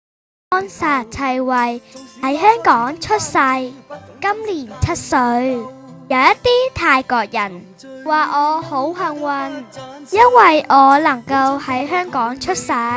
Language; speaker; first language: Cantonese; early bilingual, other home language; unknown